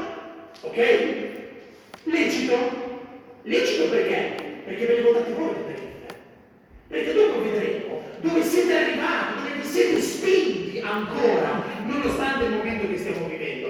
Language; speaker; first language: Italian; native; Italian